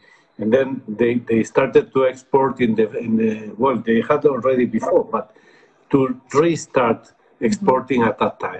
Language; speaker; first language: English; non-native, fluent; Spanish